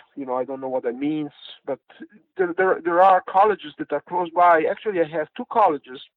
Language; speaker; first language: English; non-native, fluent; Italian